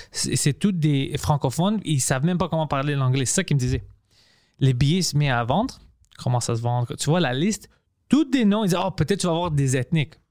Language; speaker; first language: French; non-native, local second language; English